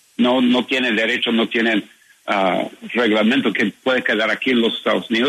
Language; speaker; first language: Spanish; non-native, learner; English